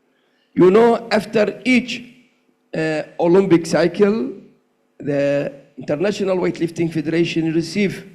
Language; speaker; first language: English; non-native, learner; Arabic